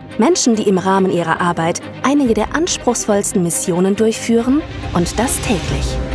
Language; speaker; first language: German; native; German